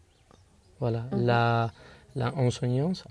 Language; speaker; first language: French; non-native, fluent; Spanish